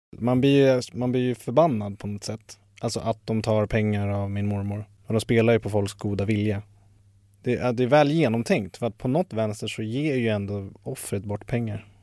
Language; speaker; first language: Swedish; native; Swedish